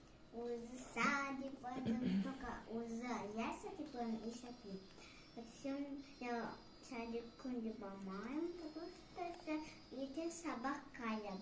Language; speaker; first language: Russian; non-native, local second language; Kazakh